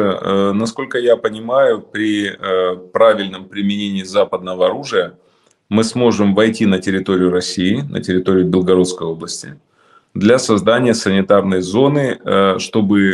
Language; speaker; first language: Russian; native; Russian